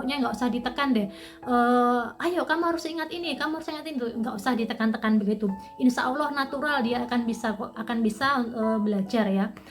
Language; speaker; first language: Indonesian; native; Indonesian